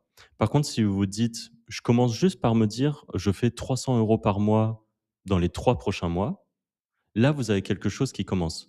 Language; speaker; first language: French; native; French